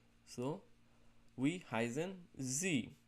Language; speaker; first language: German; non-native, learner; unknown